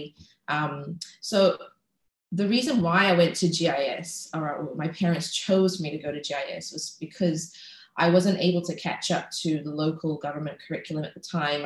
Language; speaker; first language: English; native; English